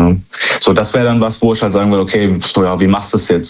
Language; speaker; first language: German; native; German